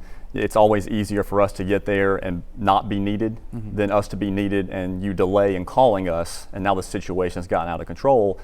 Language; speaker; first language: English; native; English